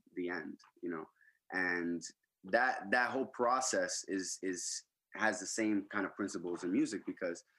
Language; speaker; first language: English; early bilingual, other home language; Spanish